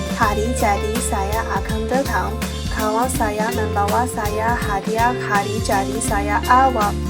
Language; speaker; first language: Malay; non-native, learner; Chinese